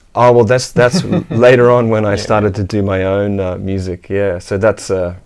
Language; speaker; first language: English; native; English